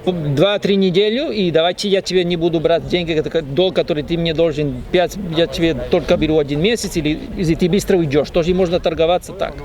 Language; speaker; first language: Russian; non-native, fluent; Spanish